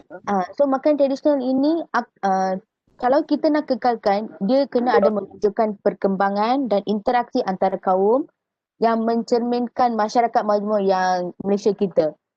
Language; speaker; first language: Malay; native; Malay